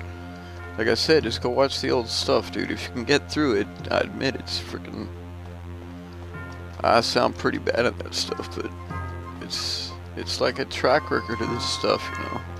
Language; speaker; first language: English; native; English